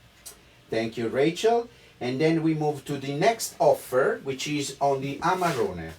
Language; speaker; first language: English; non-native, fluent; Italian